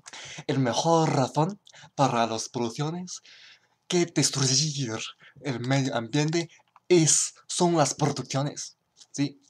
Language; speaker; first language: Spanish; non-native, learner; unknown